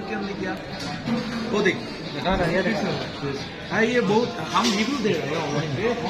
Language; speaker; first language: Hindi; non-native, learner; Bangla